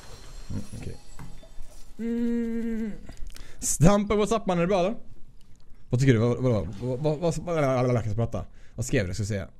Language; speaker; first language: Swedish; native; Swedish